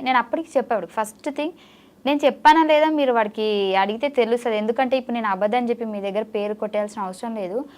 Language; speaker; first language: Telugu; native; Telugu